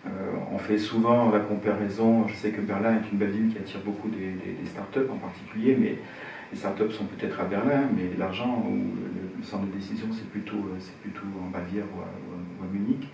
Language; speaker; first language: French; native; French